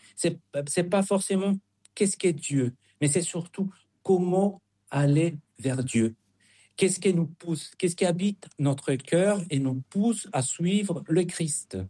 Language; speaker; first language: French; non-native, fluent; Spanish